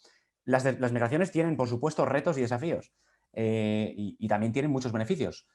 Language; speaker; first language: Spanish; native; Spanish